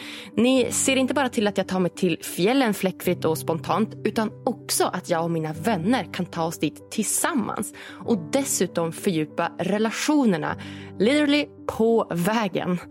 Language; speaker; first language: Swedish; native; Swedish